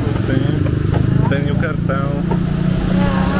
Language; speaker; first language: Portuguese; non-native, learner; Russian